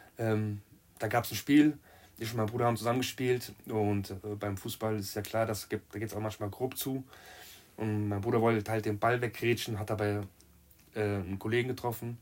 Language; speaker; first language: German; native; German